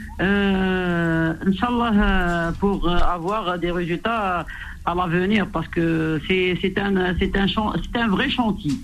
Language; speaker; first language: French; non-native, local second language; Arabic